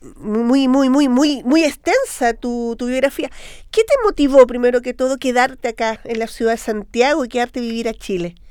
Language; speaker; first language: Spanish; native; Spanish